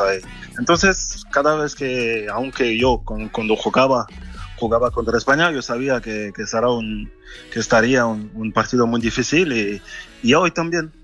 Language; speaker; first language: Spanish; non-native, fluent; French